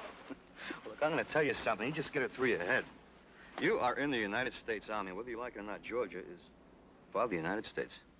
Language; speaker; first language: English; native; English